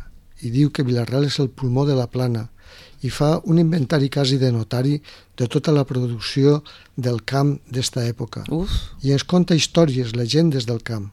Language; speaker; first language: Catalan; native; Catalan